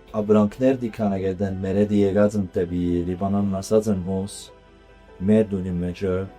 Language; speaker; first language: Armenian; early bilingual, heritage; Armenian